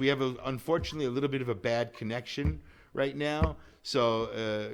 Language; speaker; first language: English; native; English